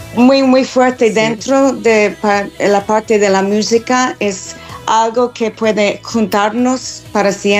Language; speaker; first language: Spanish; non-native, fluent; English